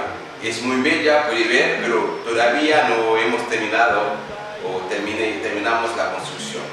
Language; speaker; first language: Spanish; non-native, learner; Haitian Creole